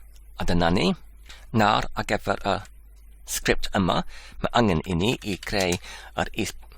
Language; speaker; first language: Welsh; non-native, learner; English